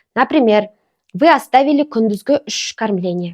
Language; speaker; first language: Russian; non-native, local second language; Kazakh